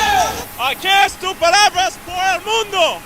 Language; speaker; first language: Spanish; non-native, learner; English